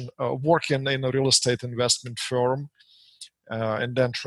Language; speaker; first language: English; non-native, fluent; Russian